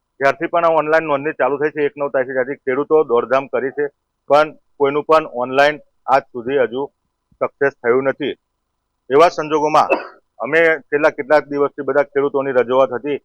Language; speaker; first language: Gujarati; native; Gujarati